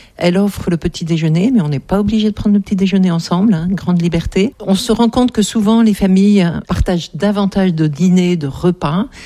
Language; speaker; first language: French; native; French